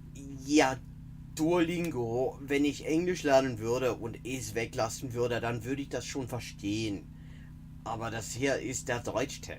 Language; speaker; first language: German; non-native, fluent; English